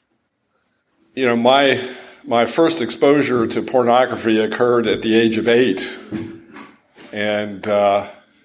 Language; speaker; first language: English; native; English